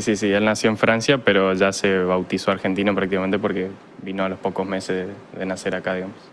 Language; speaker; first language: Spanish; native; Spanish